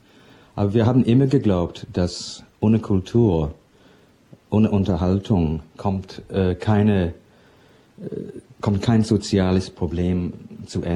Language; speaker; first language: German; non-native, fluent; English